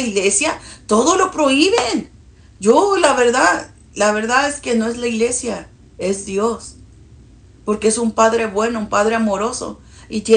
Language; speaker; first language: Spanish; early bilingual, heritage; Spanish